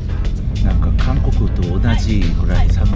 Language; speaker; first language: Japanese; non-native, learner; Korean